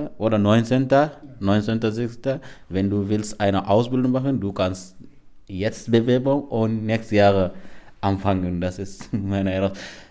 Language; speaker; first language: German; non-native, learner; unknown